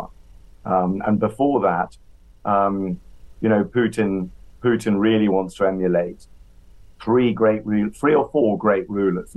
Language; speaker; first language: English; native; English